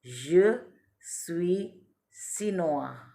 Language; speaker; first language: French; non-native, learner; Indonesian